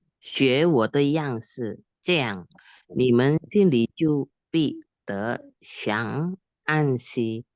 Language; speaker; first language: Chinese; non-native, learner; Indonesian